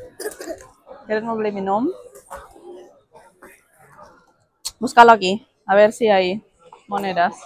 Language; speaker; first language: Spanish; non-native, learner; Indonesian